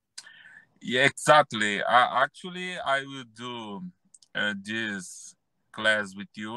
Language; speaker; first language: English; non-native, learner; Portuguese